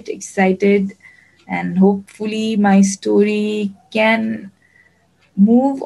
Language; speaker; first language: English; non-native, local second language; Nepali